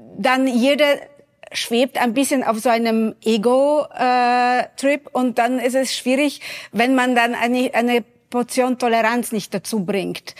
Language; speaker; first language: German; non-native, fluent; Polish